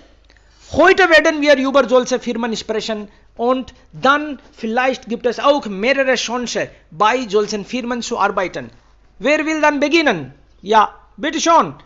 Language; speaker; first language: German; non-native, fluent; Hindi